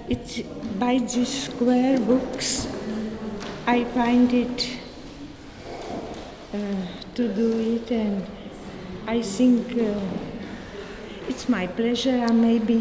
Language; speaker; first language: English; non-native, learner; Czech